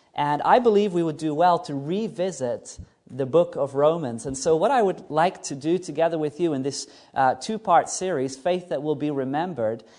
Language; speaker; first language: English; native; English